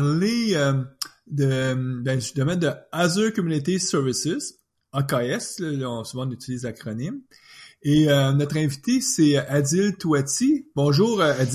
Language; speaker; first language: French; native; French